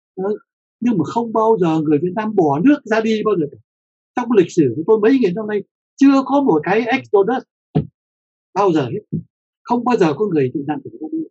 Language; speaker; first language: Vietnamese; native; Vietnamese